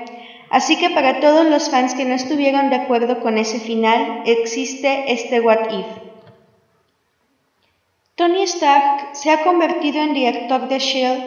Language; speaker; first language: Spanish; native; Spanish